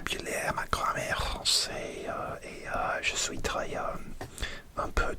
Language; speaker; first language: French; non-native, learner; English